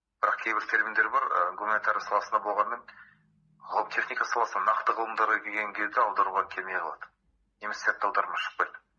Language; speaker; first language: Kazakh; native; Kazakh